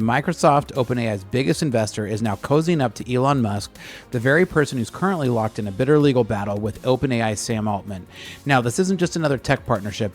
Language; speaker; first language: English; native; English